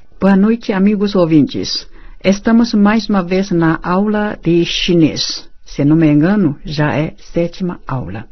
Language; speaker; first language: Portuguese; non-native, fluent; Chinese